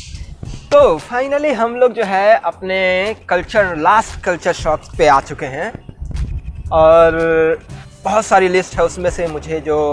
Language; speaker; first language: Hindi; native; Hindi